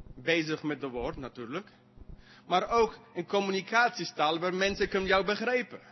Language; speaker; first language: Dutch; non-native, fluent; English